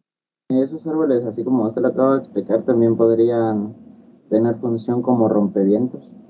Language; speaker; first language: Spanish; native; Spanish